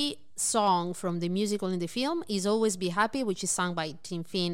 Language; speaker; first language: English; non-native, fluent; Italian